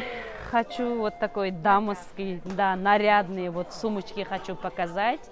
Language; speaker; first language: Russian; non-native, learner; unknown